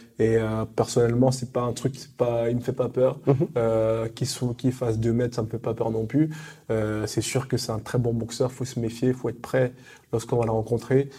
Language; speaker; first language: French; early bilingual, other home language; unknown